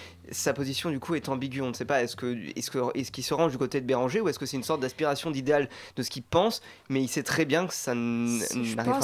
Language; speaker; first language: French; native; French